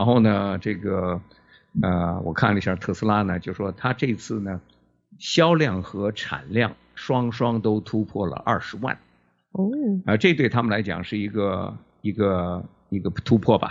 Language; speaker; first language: Chinese; native; Chinese